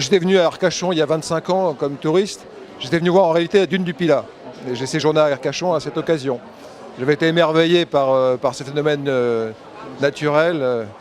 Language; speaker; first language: French; native; French